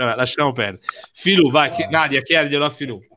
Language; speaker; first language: Italian; native; Italian